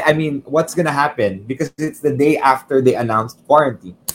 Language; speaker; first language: English; early bilingual, other home language; Filipino